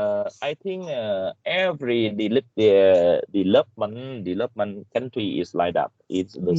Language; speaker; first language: English; non-native, learner; Vietnamese